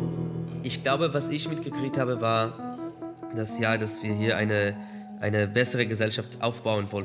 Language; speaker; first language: German; non-native, fluent; Hebrew